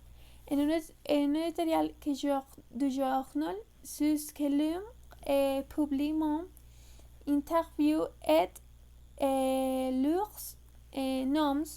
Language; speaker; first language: French; non-native, learner; Spanish